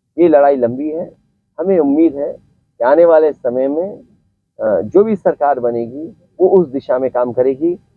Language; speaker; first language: Hindi; native; Hindi